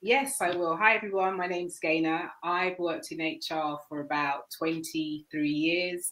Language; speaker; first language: English; native; English